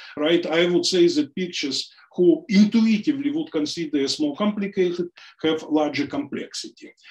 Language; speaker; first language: English; non-native, fluent; Russian